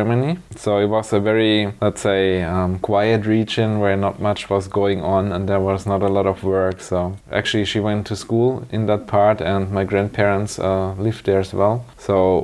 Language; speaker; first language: English; non-native, fluent; German